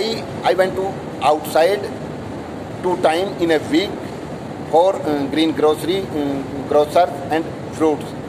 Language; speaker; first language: English; non-native, learner; Hindi